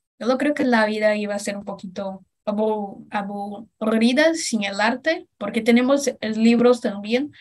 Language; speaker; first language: Spanish; non-native, learner; Portuguese